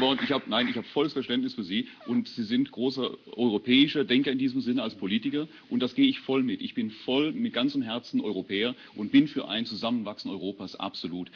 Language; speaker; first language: German; native; German